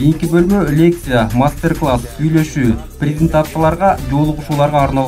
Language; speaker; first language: Kyrgyz; native; Kyrgyz